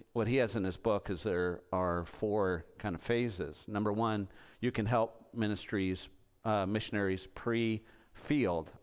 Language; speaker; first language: English; native; English